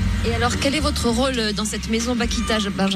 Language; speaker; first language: French; native; French